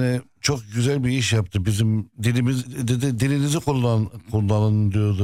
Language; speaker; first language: Turkish; non-native, fluent; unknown